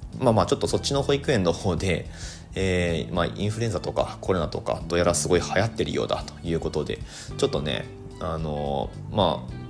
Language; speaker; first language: Japanese; native; Japanese